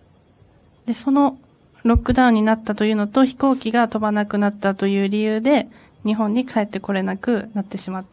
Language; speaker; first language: Japanese; native; Japanese